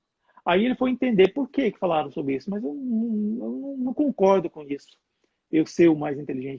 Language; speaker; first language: Portuguese; native; Portuguese